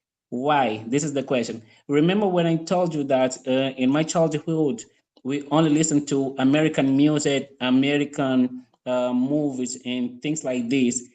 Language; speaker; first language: English; non-native, fluent; Portuguese